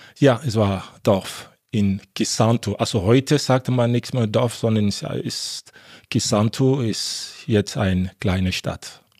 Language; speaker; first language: German; non-native, fluent; Lingala